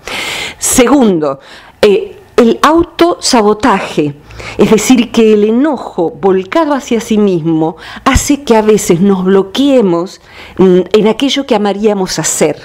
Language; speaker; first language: Spanish; native; Spanish